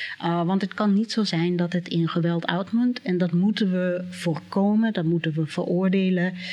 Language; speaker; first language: Dutch; non-native, fluent; English